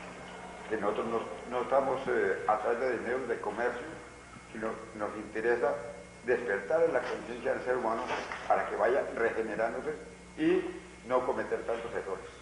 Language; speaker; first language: Spanish; native; Spanish